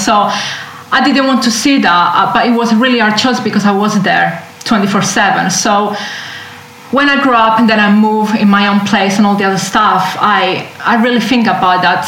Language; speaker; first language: English; non-native, fluent; Italian